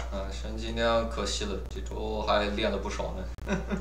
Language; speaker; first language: Chinese; native; Chinese